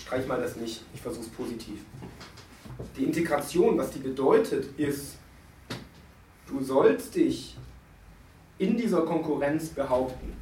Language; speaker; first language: German; native; German